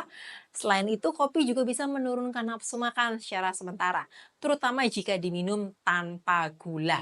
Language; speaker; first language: Indonesian; native; Indonesian